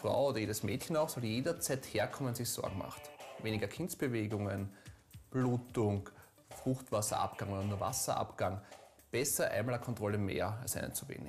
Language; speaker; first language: German; native; German